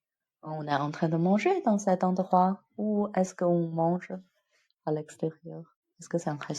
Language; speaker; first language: French; non-native, fluent; Chinese